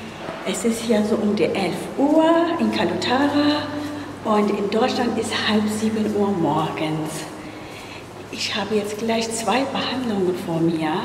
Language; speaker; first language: German; non-native, fluent; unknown